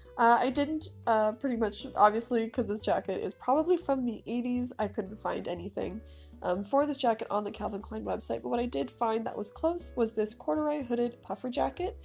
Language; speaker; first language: English; native; English